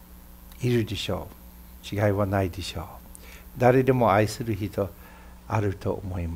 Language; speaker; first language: Japanese; non-native, fluent; English